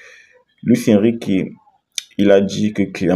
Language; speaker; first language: French; native; French